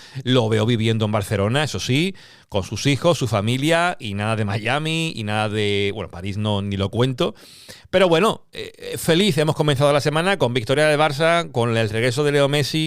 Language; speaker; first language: Spanish; native; Spanish